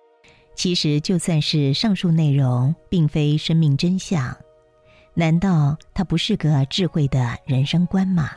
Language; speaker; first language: Chinese; native; Chinese